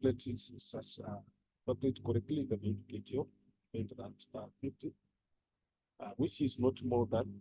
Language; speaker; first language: English; non-native, local second language; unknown